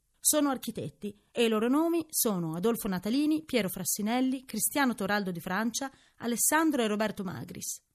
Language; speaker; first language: Italian; native; Italian